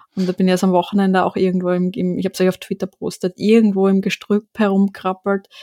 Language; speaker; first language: German; native; German